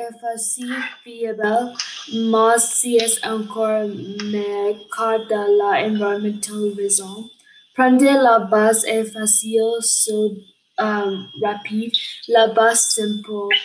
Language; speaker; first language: French; non-native, learner; English